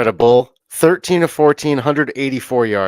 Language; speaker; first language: English; native; English